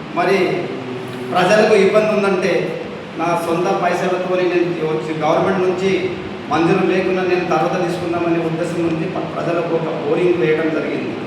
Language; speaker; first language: Telugu; non-native, local second language; Lambadi